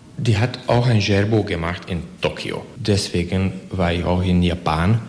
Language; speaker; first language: German; non-native, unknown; Hungarian